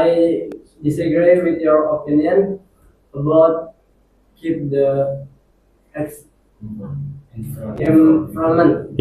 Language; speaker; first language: English; non-native, learner; Indonesian